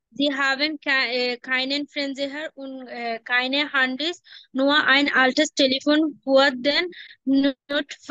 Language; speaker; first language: German; non-native, learner; Bangla